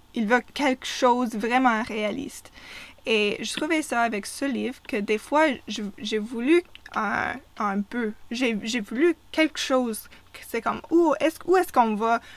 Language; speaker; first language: French; non-native, fluent; English